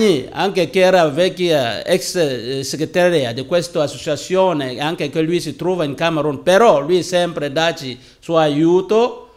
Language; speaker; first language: Italian; non-native, learner; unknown